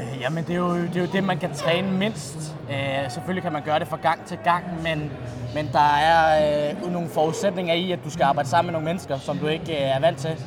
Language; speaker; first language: Danish; native; Danish